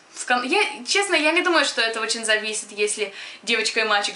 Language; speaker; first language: Russian; early bilingual, other home language; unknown